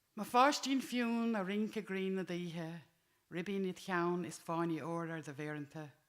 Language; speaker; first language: Irish; native; Irish